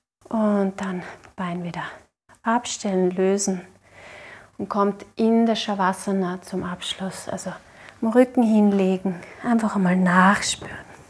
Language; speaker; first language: German; native; German